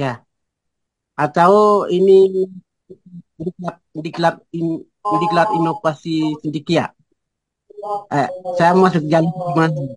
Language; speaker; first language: Indonesian; non-native, local second language; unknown